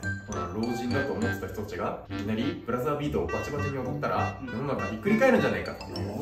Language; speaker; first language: Japanese; native; Japanese